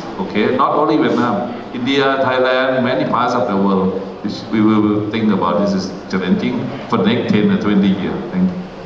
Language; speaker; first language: English; non-native, learner; Thai